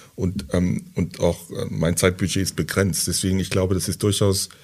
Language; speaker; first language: German; early bilingual, other home language; French